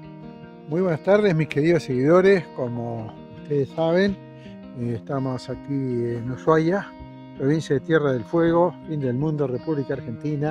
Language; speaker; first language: Spanish; native; Spanish